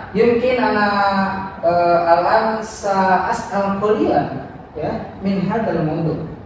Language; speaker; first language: Arabic; non-native, fluent; Indonesian